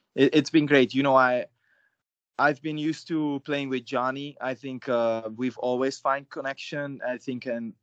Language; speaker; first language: English; non-native, fluent; Hungarian